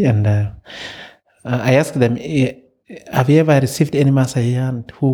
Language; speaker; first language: English; non-native, local second language; Masai